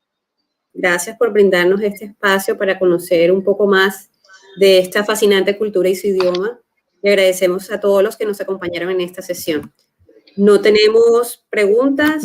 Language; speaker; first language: Spanish; native; Spanish